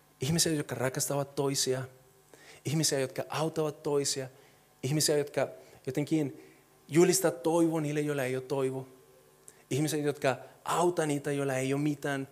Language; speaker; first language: Finnish; non-native, fluent; Spanish